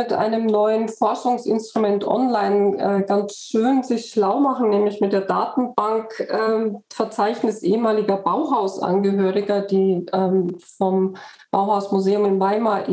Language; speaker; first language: German; native; German